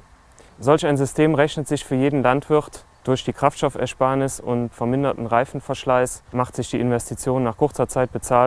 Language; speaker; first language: German; native; German